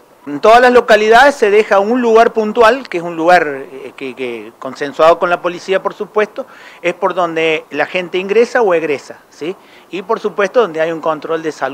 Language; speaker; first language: Spanish; native; Spanish